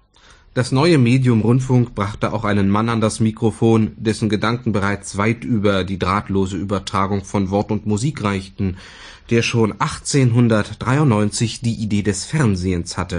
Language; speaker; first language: German; native; German